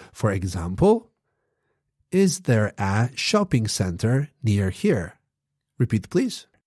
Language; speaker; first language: English; non-native, fluent; Polish